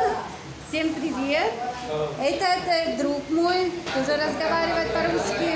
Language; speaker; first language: Russian; non-native, learner; Vietnamese